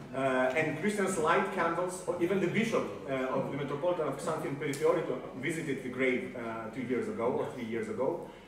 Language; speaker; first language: English; non-native, fluent; Greek